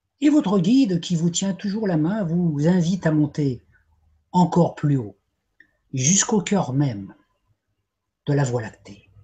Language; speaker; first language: French; native; French